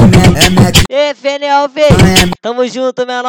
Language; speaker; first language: Portuguese; native; Portuguese